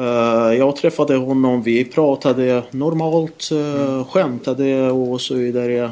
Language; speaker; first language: Swedish; non-native, fluent; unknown